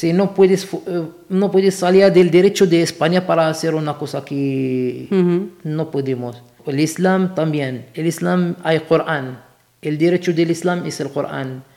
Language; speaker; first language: Spanish; non-native, learner; Arabic